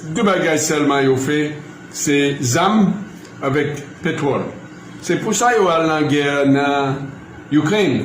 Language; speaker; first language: Haitian Creole; non-native, fluent; English